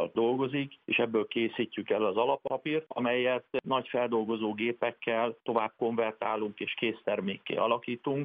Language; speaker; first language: Hungarian; native; Hungarian